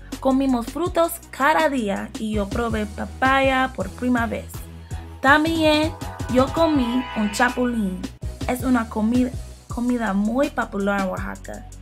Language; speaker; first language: Spanish; non-native, learner; English